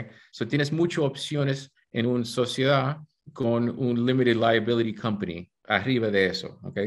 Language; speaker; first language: Spanish; early bilingual, heritage; Spanish